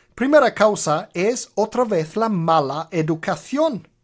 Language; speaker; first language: Spanish; non-native, fluent; English